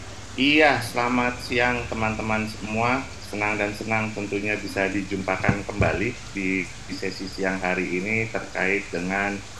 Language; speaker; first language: Indonesian; native; Indonesian